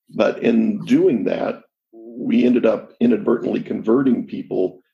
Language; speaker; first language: English; native; English